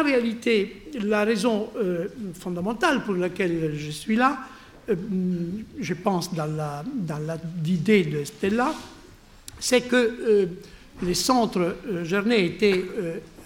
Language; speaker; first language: French; non-native, fluent; Italian